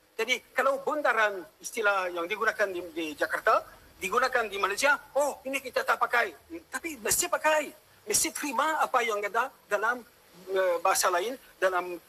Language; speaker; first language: Indonesian; non-native, fluent; French